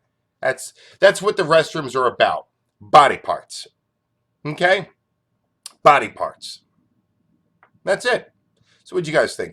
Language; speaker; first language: English; native; English